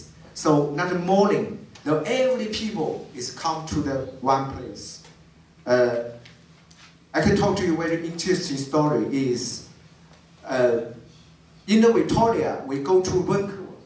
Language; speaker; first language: English; non-native, learner; Chinese